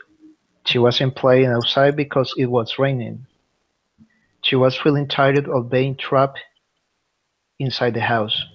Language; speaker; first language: English; non-native, learner; Spanish